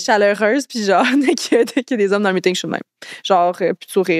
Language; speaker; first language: French; native; French